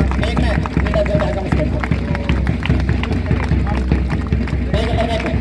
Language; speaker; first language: Kannada; native; Kannada